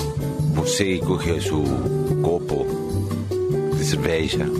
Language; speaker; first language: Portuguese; non-native, learner; Spanish